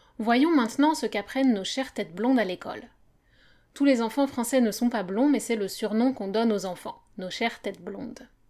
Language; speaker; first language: French; native; French